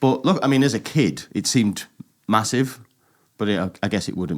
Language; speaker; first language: English; native; English